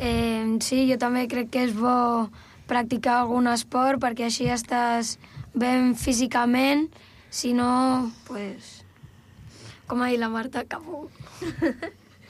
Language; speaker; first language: Catalan; native; Catalan